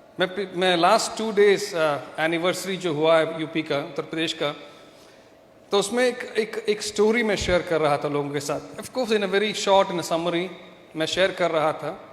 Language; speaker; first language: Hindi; non-native, local second language; Malayalam